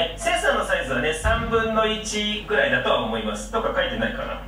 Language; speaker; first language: Japanese; native; Japanese